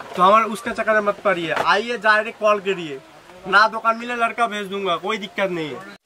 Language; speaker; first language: Hindi; non-native, local second language; Bangla